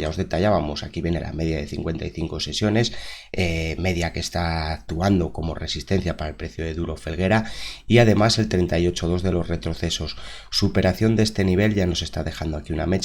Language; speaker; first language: Spanish; native; Spanish